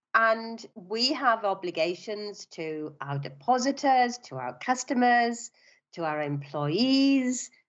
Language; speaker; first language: English; native; English